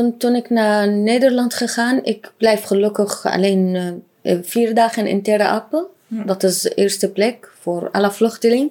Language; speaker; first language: Dutch; non-native, learner; Arabic